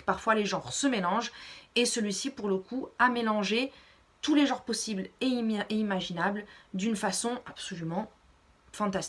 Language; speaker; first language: French; native; French